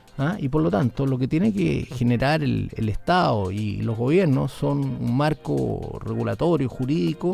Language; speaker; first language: Spanish; native; Spanish